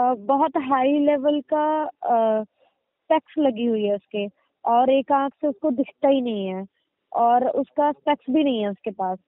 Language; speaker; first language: Hindi; native; Hindi